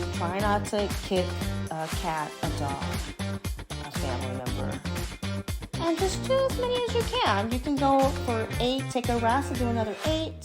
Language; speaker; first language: English; native; English